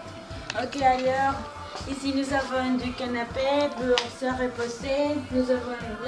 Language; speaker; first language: French; non-native, learner; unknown